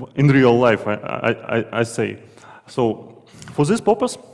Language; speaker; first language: English; non-native, fluent; Russian